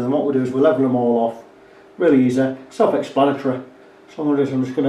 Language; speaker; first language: English; native; English